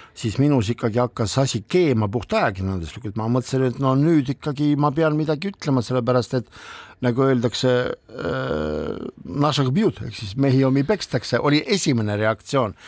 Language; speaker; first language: Estonian; non-native, local second language; Russian